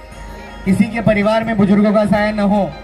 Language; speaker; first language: Hindi; native; Hindi